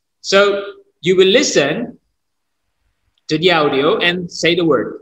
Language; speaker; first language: English; non-native, fluent; Indonesian